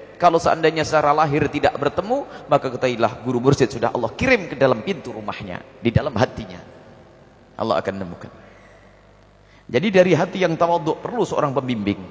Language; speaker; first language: Indonesian; native; Indonesian